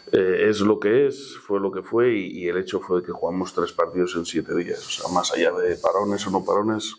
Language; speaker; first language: Spanish; native; Spanish